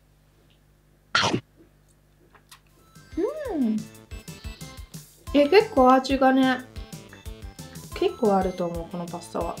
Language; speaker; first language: Japanese; non-native, fluent; Italian